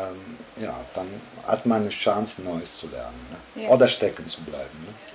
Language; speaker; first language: German; non-native, fluent; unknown